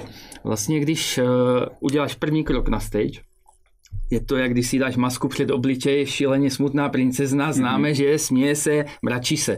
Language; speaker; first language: Czech; native; Czech